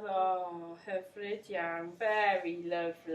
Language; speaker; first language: Welsh; non-native, learner; English